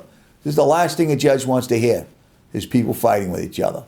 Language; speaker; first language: English; native; English